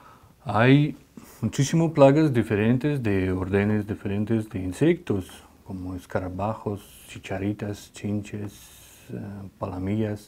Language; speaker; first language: Spanish; non-native, fluent; Russian